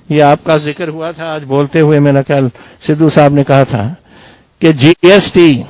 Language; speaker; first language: Hindi; non-native, local second language; Punjabi